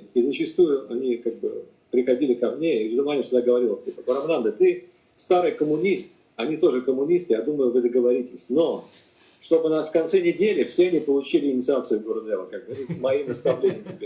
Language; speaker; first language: Russian; native; Russian